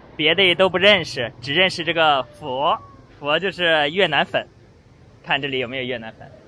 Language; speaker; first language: Chinese; native; Chinese